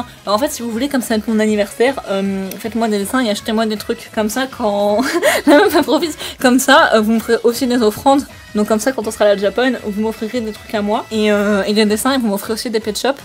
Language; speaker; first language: French; native; French